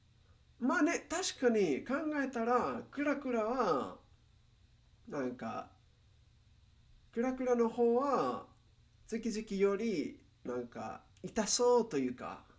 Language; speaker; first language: Japanese; non-native, learner; Spanish